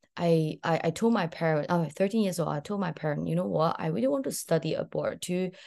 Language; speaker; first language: English; early bilingual, other home language; Cantonese